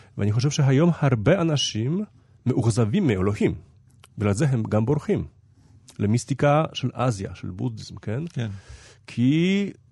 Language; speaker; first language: Hebrew; non-native, fluent; Polish